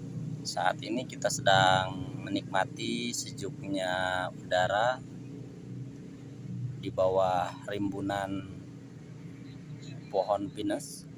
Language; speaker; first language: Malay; non-native, local second language; Sundanese